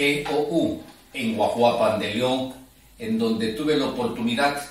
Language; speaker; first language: Spanish; native; Spanish